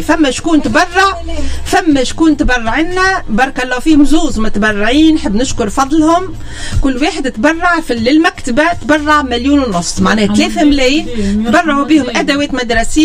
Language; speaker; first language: Arabic; native; Arabic